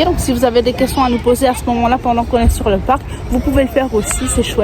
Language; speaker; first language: French; native; French